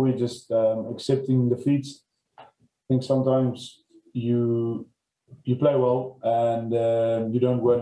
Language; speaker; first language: English; non-native, local second language; Afrikaans